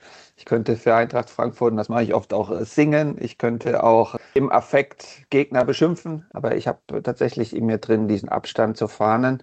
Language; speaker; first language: German; native; German